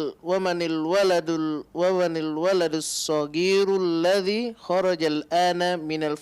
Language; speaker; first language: Arabic; non-native, learner; Indonesian